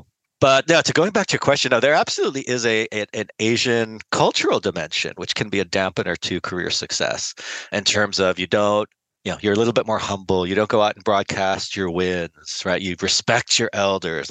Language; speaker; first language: English; native; English